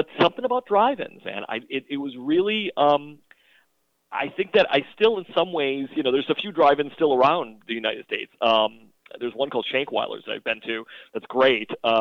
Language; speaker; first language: English; native; English